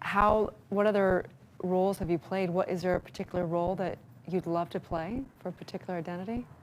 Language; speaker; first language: English; native; English